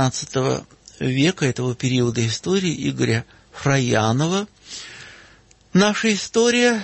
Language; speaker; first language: Russian; native; Russian